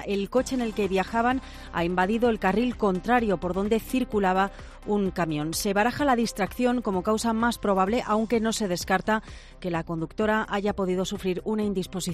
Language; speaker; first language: Spanish; native; Spanish